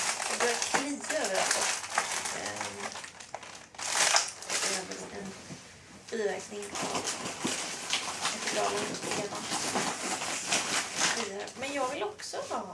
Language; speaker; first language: Swedish; native; Swedish